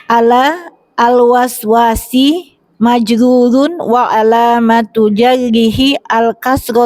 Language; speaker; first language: Arabic; non-native, learner; Indonesian